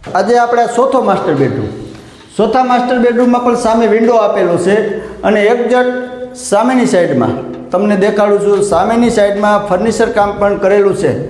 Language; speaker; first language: Gujarati; native; Gujarati